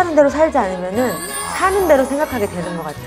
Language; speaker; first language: Korean; native; Korean